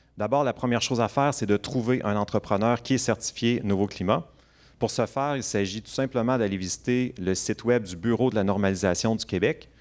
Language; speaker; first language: French; native; French